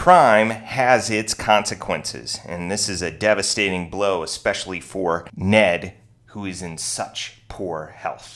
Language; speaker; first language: English; native; English